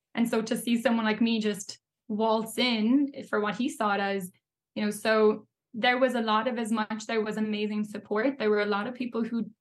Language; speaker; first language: English; native; English